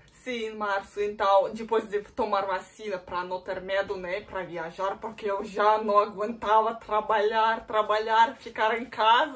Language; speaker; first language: Portuguese; non-native, learner; Russian